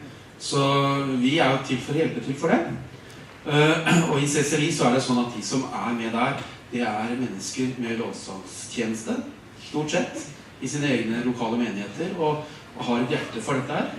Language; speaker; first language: Norwegian; native; Norwegian